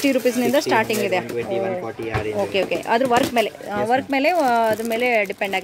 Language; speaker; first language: Kannada; native; Kannada